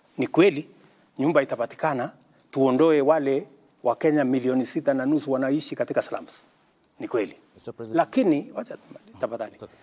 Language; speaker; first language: Swahili; non-native, local second language; Kalenjin